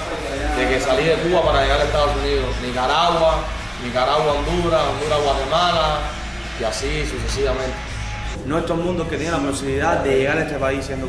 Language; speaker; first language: Spanish; native; Spanish